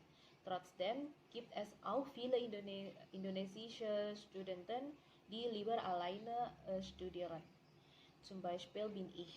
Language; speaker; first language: German; non-native, learner; Indonesian